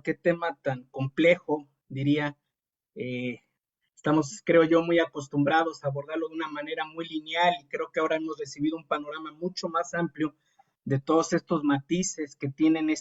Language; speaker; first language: Spanish; native; Spanish